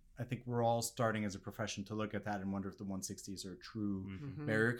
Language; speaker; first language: English; non-native, fluent; French